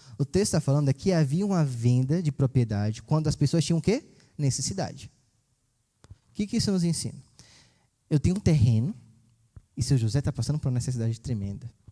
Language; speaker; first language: Portuguese; native; Portuguese